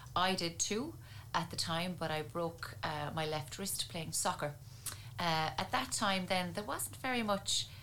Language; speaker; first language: English; native; English